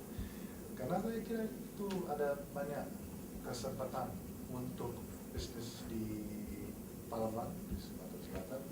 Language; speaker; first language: Indonesian; non-native, fluent; English